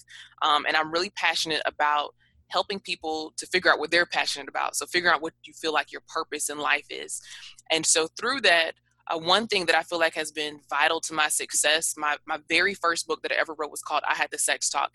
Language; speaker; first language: English; native; English